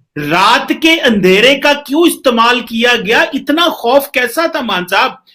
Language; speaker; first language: Urdu; non-native, local second language; Punjabi